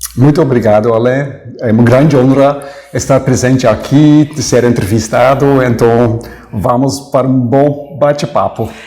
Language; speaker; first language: Portuguese; non-native, fluent; Dutch